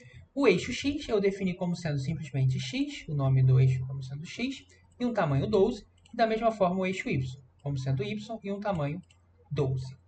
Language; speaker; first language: Portuguese; native; Portuguese